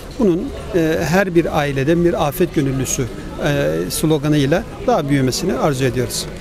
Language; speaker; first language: Turkish; native; Turkish